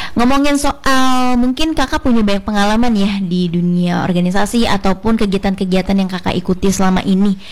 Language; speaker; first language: Indonesian; native; Indonesian